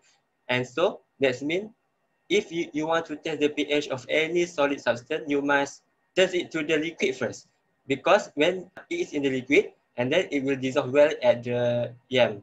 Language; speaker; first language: English; non-native, local second language; Malay